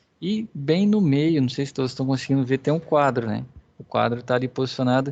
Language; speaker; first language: Portuguese; native; Portuguese